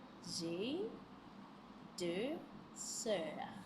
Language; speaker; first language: French; non-native, fluent; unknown